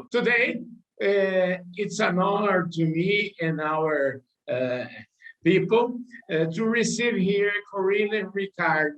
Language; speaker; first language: English; non-native, learner; Portuguese